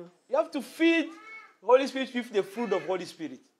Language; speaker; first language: English; non-native, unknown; Lingala